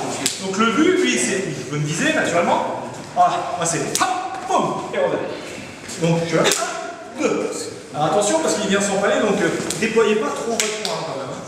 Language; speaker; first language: French; native; French